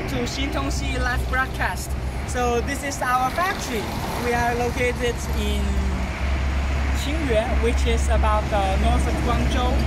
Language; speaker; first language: English; non-native, learner; Chinese